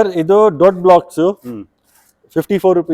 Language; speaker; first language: Kannada; non-native, local second language; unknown